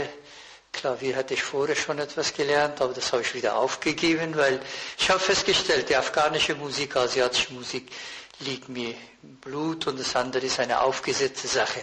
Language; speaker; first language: German; non-native, fluent; Persian